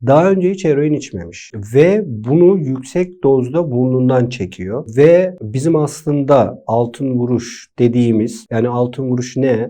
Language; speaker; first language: Turkish; native; Turkish